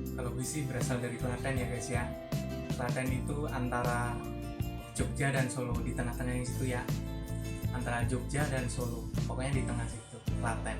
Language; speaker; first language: Indonesian; non-native, local second language; Javanese